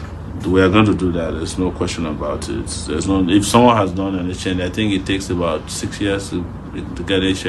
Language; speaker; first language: English; non-native, local second language; Yoruba